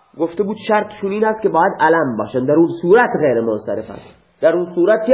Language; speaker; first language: Persian; non-native, local second language; Baluchi